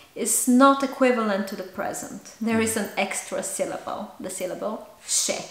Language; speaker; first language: English; non-native, fluent; Bulgarian